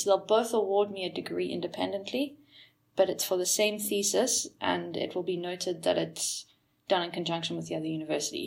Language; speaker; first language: English; native; English